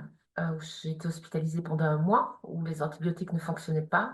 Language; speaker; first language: French; native; French